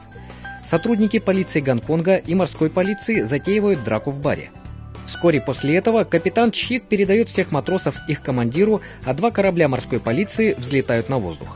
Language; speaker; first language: Russian; native; Russian